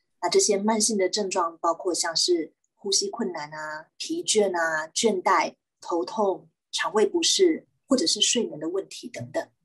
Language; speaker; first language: Chinese; native; Chinese